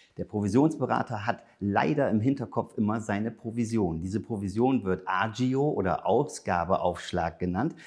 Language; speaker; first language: German; native; German